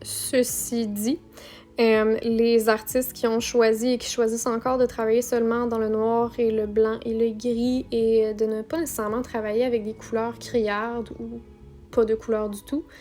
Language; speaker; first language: French; native; French